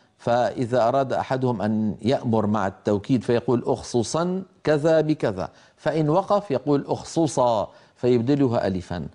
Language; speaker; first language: Arabic; native; Arabic